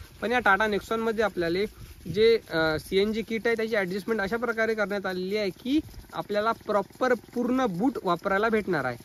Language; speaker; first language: Marathi; native; Marathi